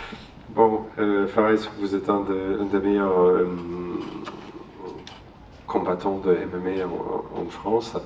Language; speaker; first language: French; non-native, learner; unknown